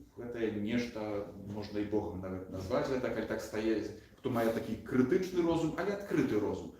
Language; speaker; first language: Belarusian; native; Belarusian